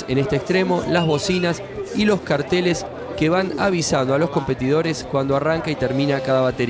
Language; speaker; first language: Spanish; native; Spanish